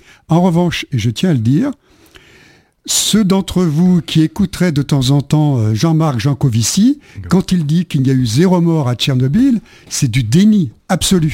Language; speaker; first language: French; native; French